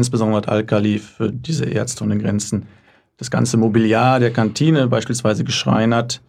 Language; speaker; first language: German; native; German